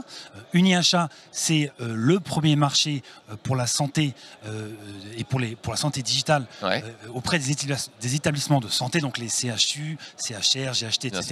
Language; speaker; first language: French; native; French